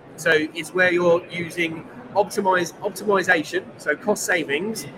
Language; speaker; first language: English; native; English